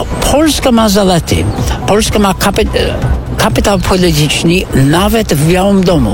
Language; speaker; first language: Polish; non-native, fluent; English